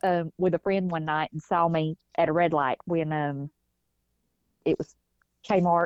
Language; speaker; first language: English; native; English